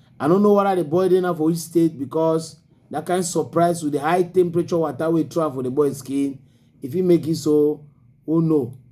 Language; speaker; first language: Nigerian Pidgin; native; Nigerian Pidgin